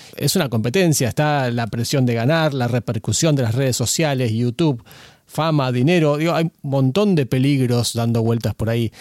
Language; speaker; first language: Spanish; native; Spanish